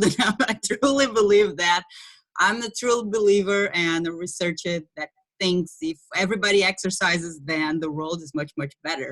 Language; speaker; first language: English; non-native, fluent; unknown